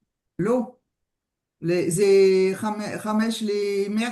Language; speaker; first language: Hebrew; non-native, learner; French